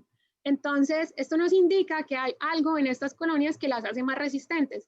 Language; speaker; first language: Spanish; native; Spanish